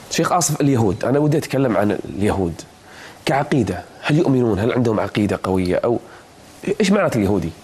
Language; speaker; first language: Arabic; native; Arabic